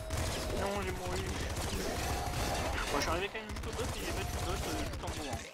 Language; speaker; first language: French; native; French